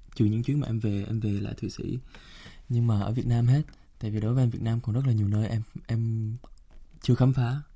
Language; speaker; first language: Vietnamese; early bilingual, heritage; Vietnamese